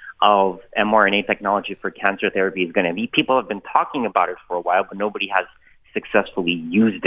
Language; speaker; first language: English; native; English